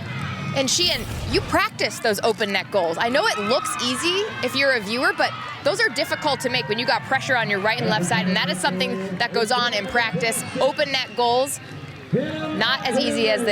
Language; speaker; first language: English; native; English